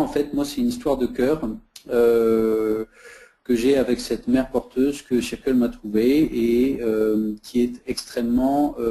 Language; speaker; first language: French; native; French